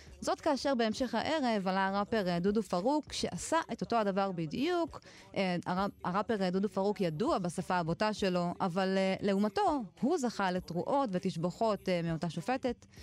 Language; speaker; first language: Hebrew; native; Hebrew